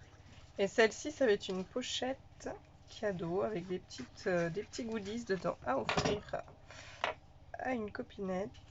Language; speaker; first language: French; native; French